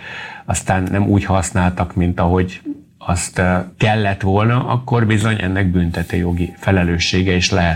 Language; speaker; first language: Hungarian; native; Hungarian